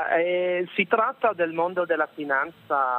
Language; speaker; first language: Italian; non-native, learner; English